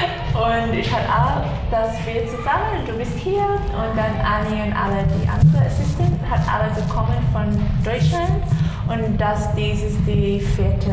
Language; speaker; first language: German; non-native, learner; English